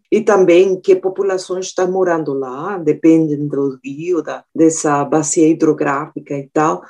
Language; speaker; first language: Portuguese; non-native, fluent; Spanish